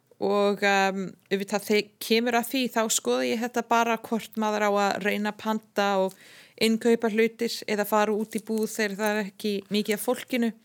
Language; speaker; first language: Icelandic; non-native, fluent; English